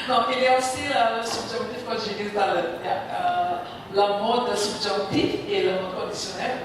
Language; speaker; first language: French; non-native, fluent; Indonesian